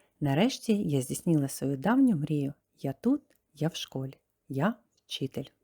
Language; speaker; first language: Ukrainian; non-native, fluent; Romanian